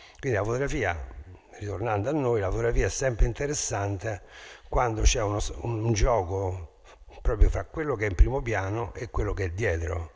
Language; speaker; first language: Italian; native; Italian